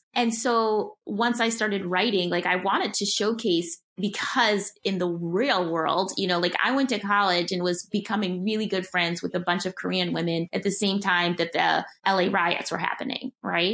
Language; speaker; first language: English; native; English